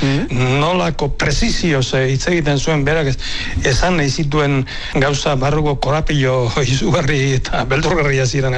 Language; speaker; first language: Basque; native; Basque